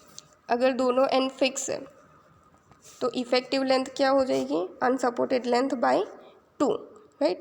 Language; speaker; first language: Hindi; native; Hindi